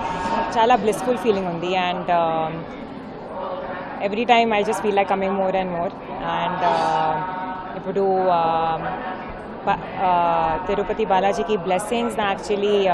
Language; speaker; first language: Telugu; non-native, learner; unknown